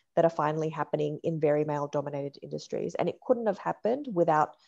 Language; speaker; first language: English; native; English